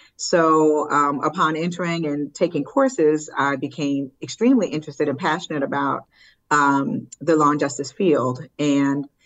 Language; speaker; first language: English; native; English